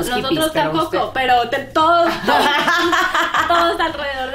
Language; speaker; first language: Spanish; native; Spanish